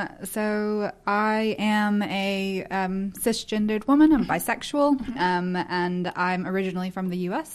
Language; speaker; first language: English; native; English